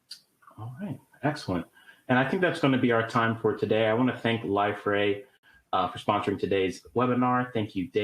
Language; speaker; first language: English; native; English